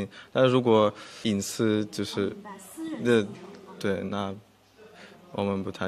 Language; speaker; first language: Chinese; non-native, fluent; Russian